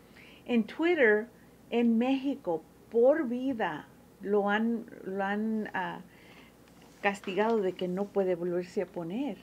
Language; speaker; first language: Spanish; early bilingual, heritage; Spanish